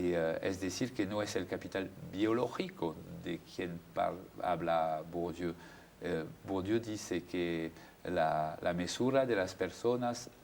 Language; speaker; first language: Spanish; non-native, fluent; French